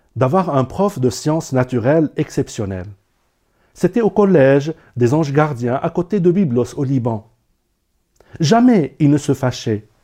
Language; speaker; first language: French; non-native, local second language; Arabic